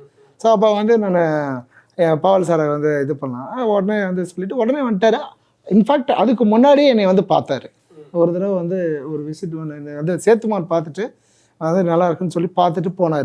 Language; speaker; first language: Tamil; native; Tamil